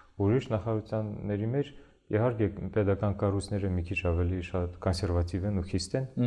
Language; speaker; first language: Armenian; early bilingual, heritage; Armenian